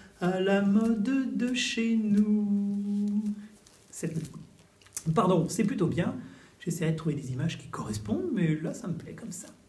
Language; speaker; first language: French; native; French